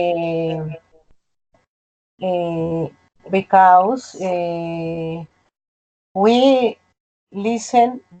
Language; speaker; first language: English; non-native, learner; Spanish